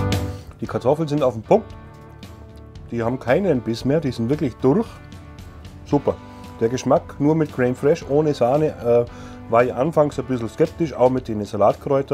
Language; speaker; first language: German; native; German